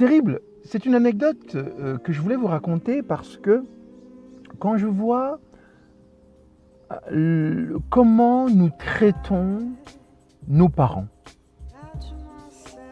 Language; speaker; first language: French; early bilingual, other home language; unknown